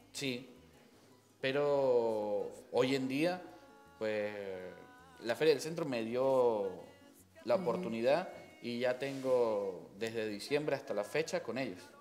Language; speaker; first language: Spanish; native; Spanish